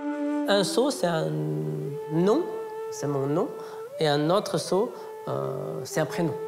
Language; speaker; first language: French; non-native, fluent; Chinese